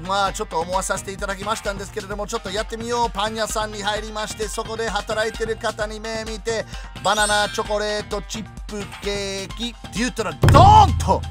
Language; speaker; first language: Japanese; non-native, fluent; English